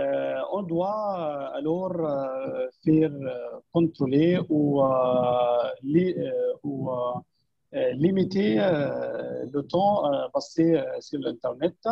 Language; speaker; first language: French; non-native, fluent; Arabic